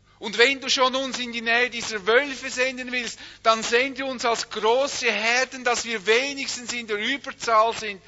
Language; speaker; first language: German; native; German